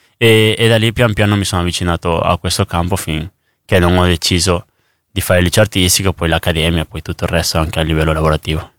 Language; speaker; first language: Italian; early bilingual, other home language; Spanish